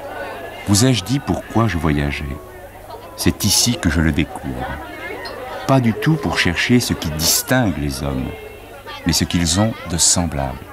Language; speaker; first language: French; native; French